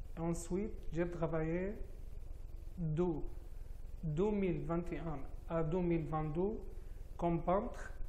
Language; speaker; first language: French; non-native, learner; Arabic